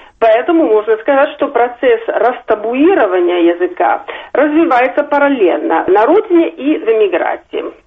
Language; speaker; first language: Russian; non-native, fluent; Italian